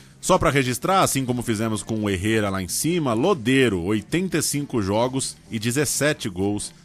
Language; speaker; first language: Portuguese; native; Portuguese